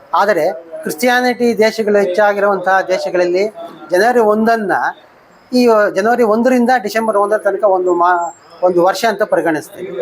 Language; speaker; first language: Kannada; native; Kannada